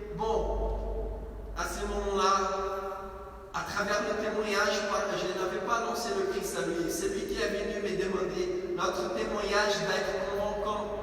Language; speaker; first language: French; non-native, fluent; Portuguese